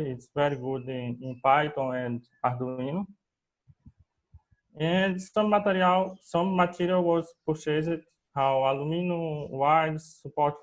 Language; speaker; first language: English; non-native, learner; Portuguese